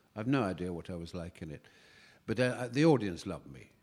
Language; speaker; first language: English; native; English